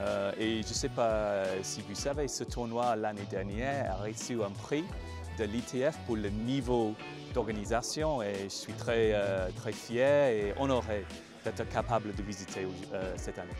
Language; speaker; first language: French; non-native, fluent; English